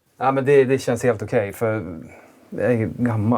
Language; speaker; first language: Swedish; native; Swedish